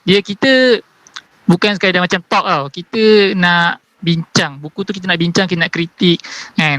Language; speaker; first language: Malay; native; Malay